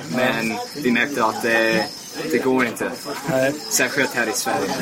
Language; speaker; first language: Swedish; non-native, fluent; English